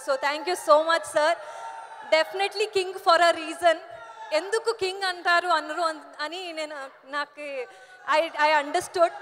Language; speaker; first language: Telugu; non-native, learner; Kannada